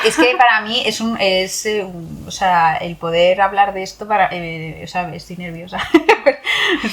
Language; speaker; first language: Spanish; native; Spanish